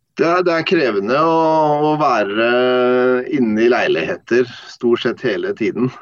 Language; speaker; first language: Norwegian; non-native, fluent; English